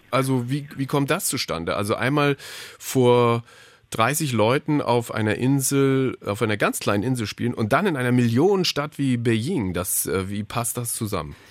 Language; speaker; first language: German; native; German